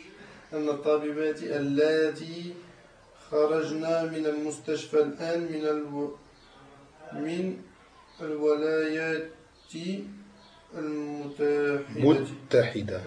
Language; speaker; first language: Arabic; non-native, learner; French